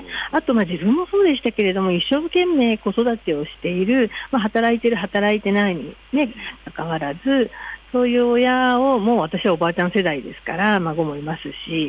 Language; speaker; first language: Japanese; native; Japanese